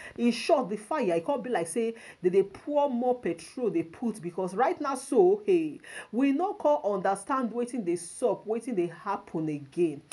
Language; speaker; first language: Nigerian Pidgin; non-native, local second language; Yoruba